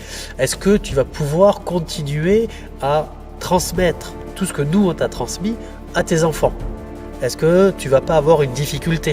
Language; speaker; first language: French; native; French